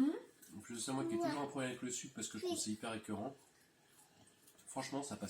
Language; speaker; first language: French; native; French